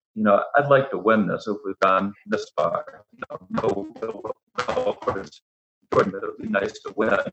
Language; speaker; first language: English; native; English